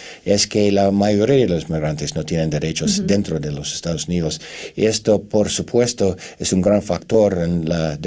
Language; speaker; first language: Spanish; non-native, fluent; English